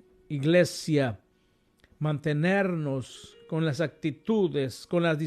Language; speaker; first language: Spanish; native; Spanish